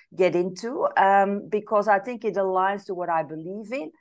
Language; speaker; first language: English; non-native, fluent; Dutch